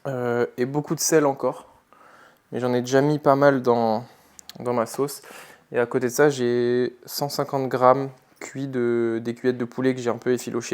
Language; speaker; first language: French; native; French